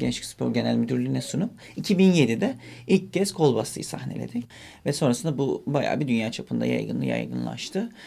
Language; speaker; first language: Turkish; native; Turkish